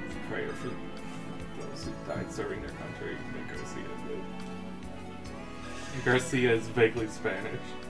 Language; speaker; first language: English; native; English